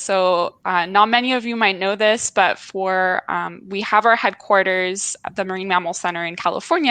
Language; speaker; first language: English; native; English